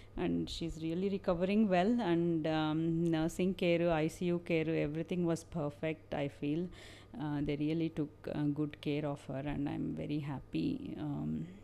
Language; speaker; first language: English; non-native, local second language; Telugu